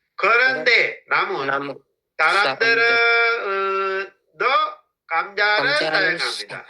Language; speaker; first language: Korean; non-native, fluent; Sinhala